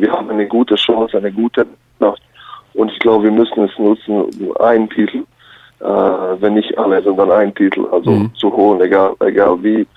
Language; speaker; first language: German; early bilingual, other home language; Bosnian